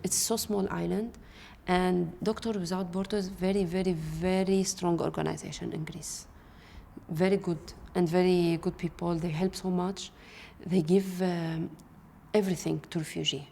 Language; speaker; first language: English; non-native, learner; Arabic